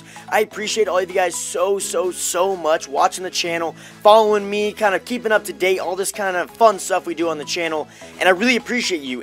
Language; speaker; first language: English; native; English